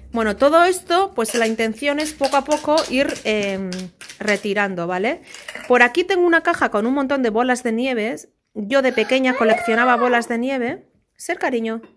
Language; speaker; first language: Spanish; native; Spanish